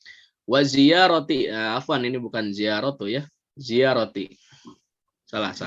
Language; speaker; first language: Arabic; non-native, fluent; Indonesian